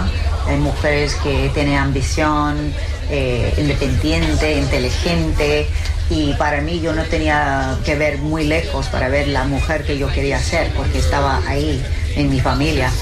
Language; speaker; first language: Spanish; early bilingual, heritage; English